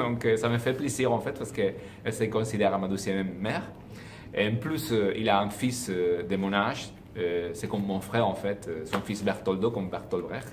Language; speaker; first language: French; non-native, fluent; Spanish